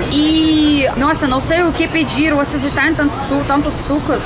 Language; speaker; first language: Portuguese; non-native, learner; Russian